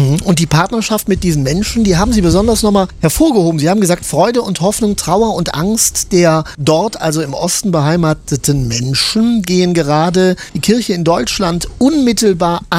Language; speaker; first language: German; native; German